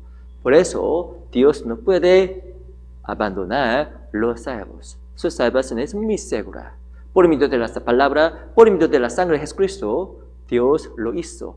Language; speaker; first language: Spanish; non-native, learner; Korean